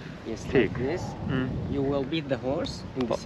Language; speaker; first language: English; non-native, learner; Turkish